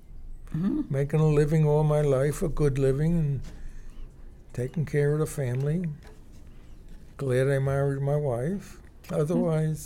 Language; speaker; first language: English; native; English